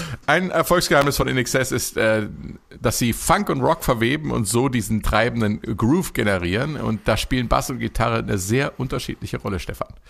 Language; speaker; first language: German; native; German